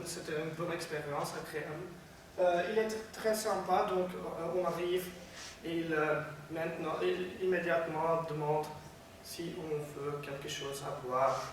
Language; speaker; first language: French; non-native, learner; Dutch